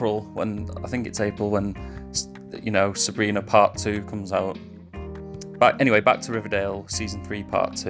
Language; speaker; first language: English; native; English